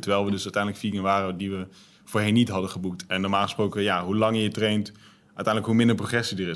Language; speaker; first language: Dutch; native; Dutch